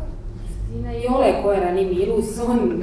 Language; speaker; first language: Estonian; non-native, learner; Croatian